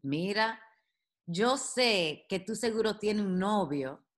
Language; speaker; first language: Spanish; early bilingual, heritage; Spanish